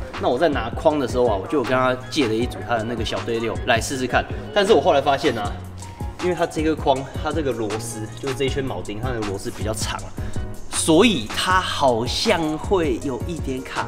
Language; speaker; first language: Chinese; native; Chinese